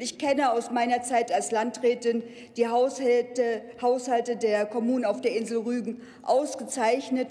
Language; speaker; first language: German; native; German